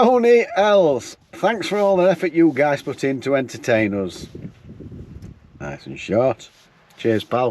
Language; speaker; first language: English; native; English